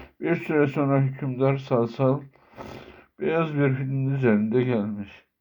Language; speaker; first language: Turkish; native; Turkish